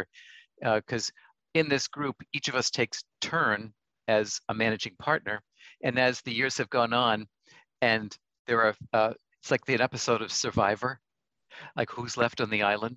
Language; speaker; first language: English; native; English